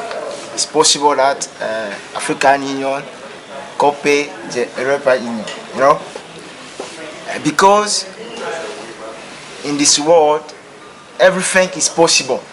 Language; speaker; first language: English; non-native, fluent; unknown